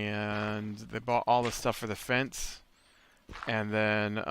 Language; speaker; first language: English; native; English